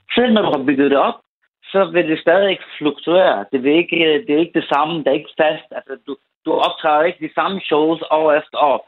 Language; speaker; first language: Danish; early bilingual, other home language; Persian